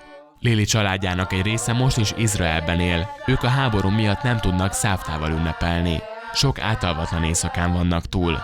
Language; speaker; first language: Hungarian; native; Hungarian